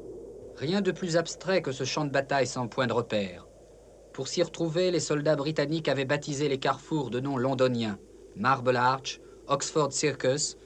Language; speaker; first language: French; native; French